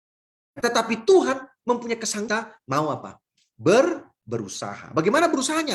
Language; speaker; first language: Indonesian; native; Indonesian